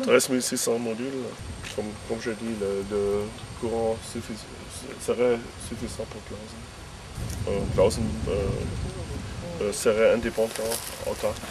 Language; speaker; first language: French; non-native, fluent; German